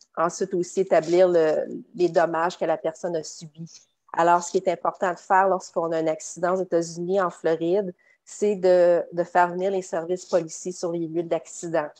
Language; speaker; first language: French; native; French